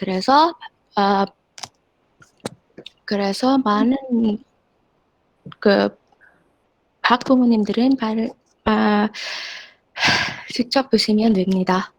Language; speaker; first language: Korean; non-native, fluent; Indonesian